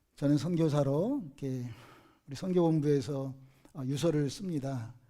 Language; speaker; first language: Korean; native; Korean